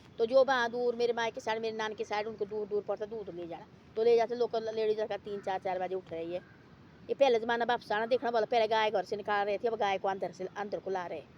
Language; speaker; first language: Hindi; non-native, local second language; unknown